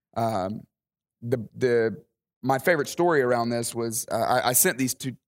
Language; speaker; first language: English; native; English